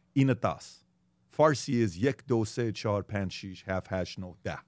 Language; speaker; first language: English; early bilingual, other home language; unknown